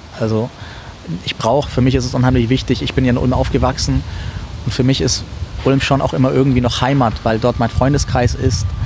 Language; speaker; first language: German; early bilingual, other home language; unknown